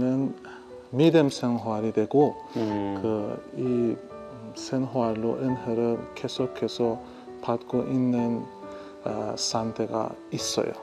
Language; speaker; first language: Korean; non-native, fluent; Persian